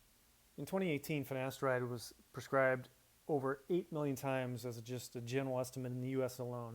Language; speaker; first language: English; native; English